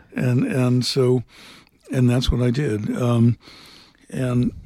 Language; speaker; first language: English; native; English